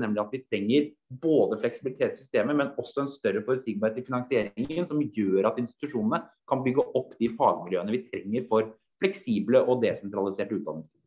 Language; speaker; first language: Norwegian; native; Norwegian